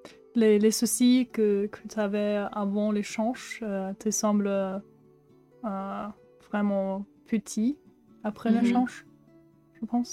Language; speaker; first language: French; non-native, fluent; German